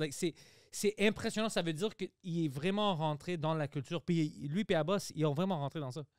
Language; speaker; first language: French; early bilingual, other home language; Greek